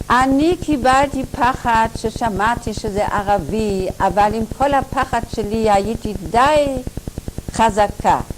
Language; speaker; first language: Hebrew; non-native, fluent; German